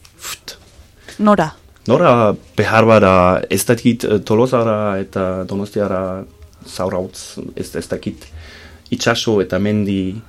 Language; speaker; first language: Basque; non-native, learner; German